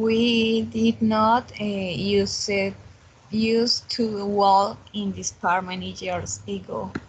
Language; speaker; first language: English; non-native, learner; Spanish